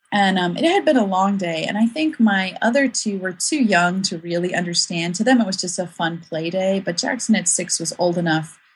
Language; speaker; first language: English; native; English